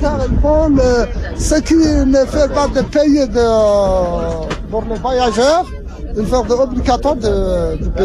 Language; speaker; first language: French; non-native, learner; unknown